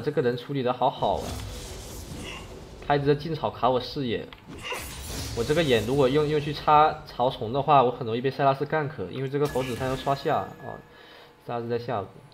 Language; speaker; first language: Chinese; native; Chinese